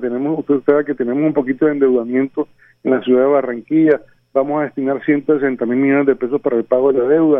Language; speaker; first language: Spanish; native; Spanish